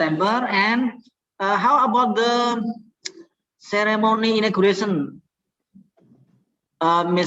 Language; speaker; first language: English; non-native, learner; Indonesian